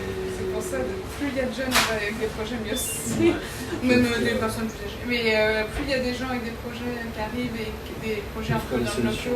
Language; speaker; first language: French; native; French